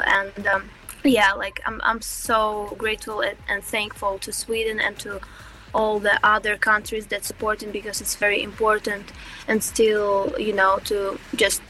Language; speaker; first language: English; non-native, fluent; Ukrainian